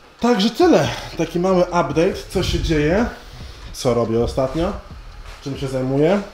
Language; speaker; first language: Polish; early bilingual, other home language; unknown